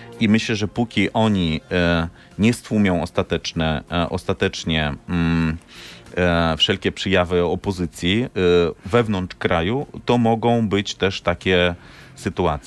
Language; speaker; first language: Polish; non-native, fluent; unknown